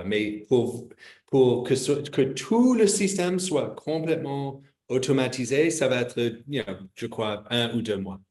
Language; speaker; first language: French; non-native, fluent; English